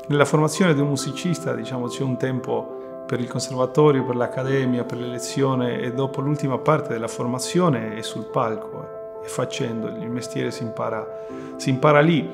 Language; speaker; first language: Italian; non-native, fluent; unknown